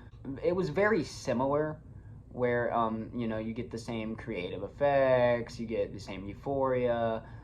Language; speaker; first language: English; native; English